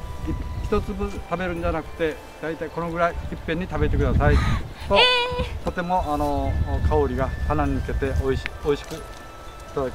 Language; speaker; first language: Japanese; native; Japanese